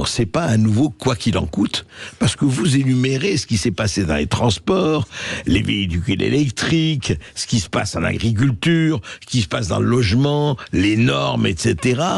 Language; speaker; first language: French; native; French